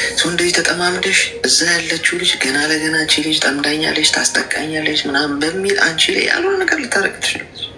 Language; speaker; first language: Amharic; native; Amharic